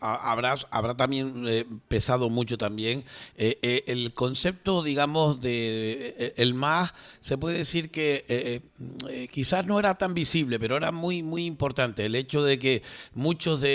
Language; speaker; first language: Spanish; native; Spanish